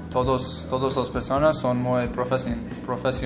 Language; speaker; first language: Spanish; non-native, learner; English